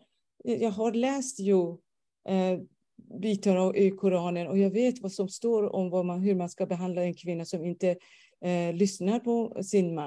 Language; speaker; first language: Swedish; non-native, fluent; Persian